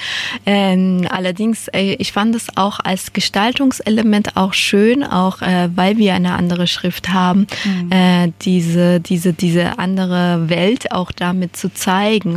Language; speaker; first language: German; non-native, fluent; Persian